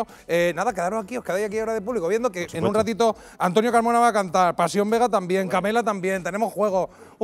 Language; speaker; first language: Spanish; native; Spanish